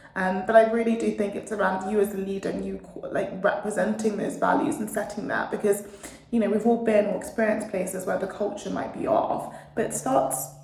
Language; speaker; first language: English; native; English